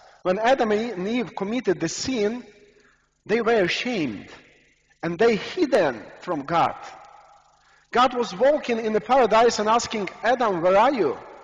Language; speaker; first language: English; non-native, fluent; Ukrainian